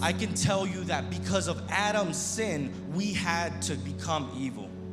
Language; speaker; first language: English; early bilingual, other home language; Spanish